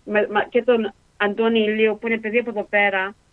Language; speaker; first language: Greek; early bilingual, heritage; Greek